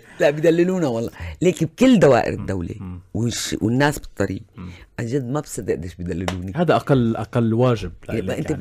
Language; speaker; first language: Arabic; native; Arabic